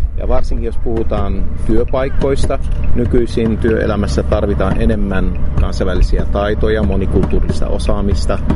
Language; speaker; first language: Finnish; non-native, fluent; Arabic